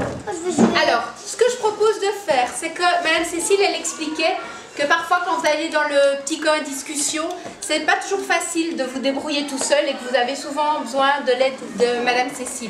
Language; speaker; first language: French; native; French